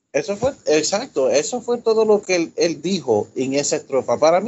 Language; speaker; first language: Spanish; early bilingual, heritage; Spanish